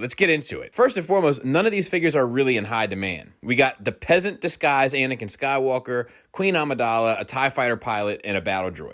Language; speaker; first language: English; native; English